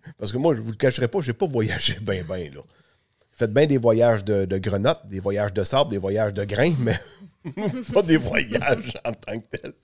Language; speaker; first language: French; native; French